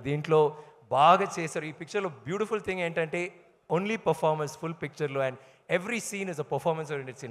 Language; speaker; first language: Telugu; non-native, learner; Tamil